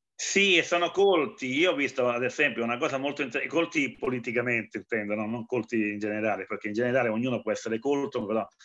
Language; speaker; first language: Italian; native; Italian